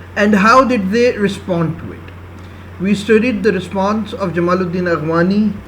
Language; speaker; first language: English; non-native, local second language; Urdu